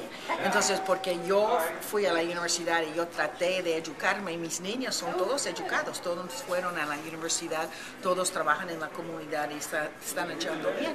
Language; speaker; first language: Spanish; early bilingual, heritage; Spanish